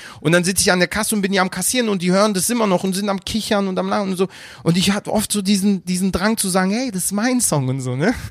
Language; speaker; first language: German; early bilingual, other home language; Turkish